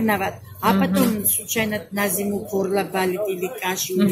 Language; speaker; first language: Russian; non-native, local second language; Georgian